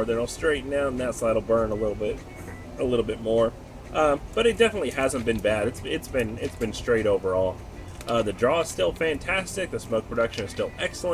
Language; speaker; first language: English; native; English